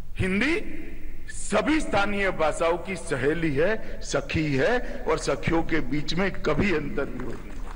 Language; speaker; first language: Hindi; non-native, local second language; Gujarati